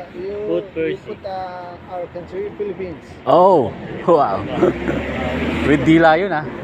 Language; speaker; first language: English; non-native, local second language; Filipino